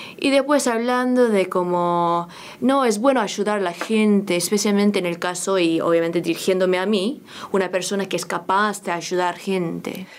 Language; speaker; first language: Spanish; early bilingual, other home language; Korean